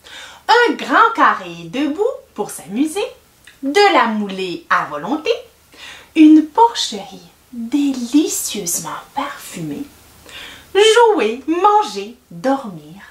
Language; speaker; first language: French; native; French